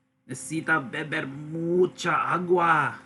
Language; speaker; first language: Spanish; non-native, learner; English